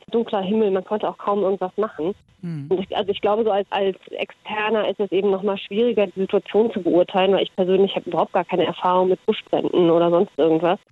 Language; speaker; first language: German; early bilingual, heritage; German